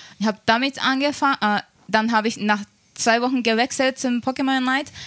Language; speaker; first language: German; non-native, fluent; Japanese